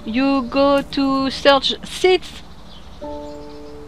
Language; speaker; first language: English; non-native, learner; French